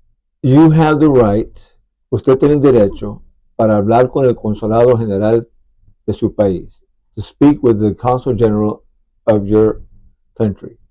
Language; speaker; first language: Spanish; early bilingual, other home language; English